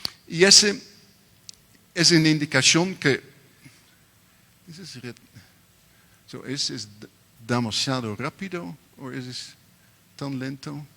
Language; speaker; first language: Spanish; non-native, learner; Dutch